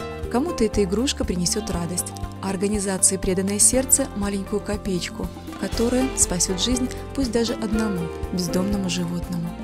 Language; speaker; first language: Russian; native; Russian